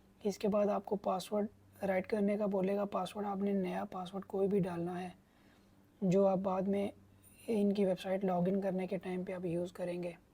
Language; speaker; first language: Urdu; non-native, local second language; Punjabi